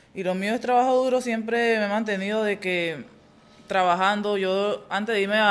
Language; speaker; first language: Spanish; native; Spanish